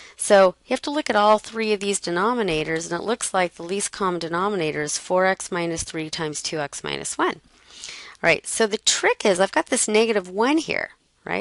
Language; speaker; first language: English; native; English